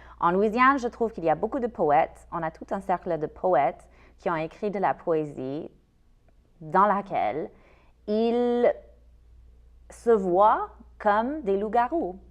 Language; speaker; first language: French; non-native, fluent; English